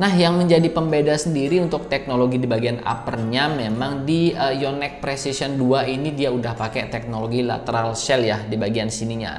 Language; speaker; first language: Indonesian; native; Indonesian